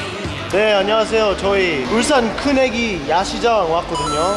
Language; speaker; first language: Korean; non-native, fluent; English